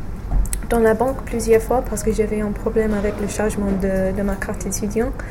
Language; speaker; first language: French; non-native, fluent; English